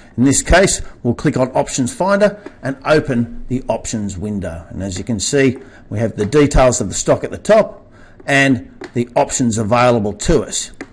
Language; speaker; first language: English; native; English